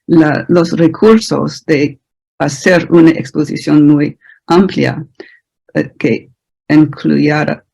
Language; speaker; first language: Spanish; non-native, fluent; English